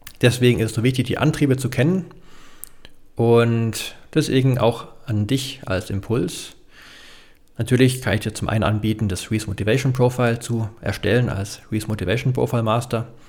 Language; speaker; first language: German; native; German